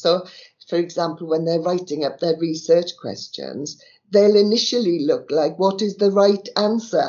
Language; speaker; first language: English; native; English